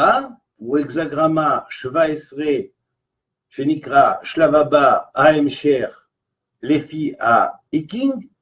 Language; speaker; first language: Hebrew; non-native, fluent; French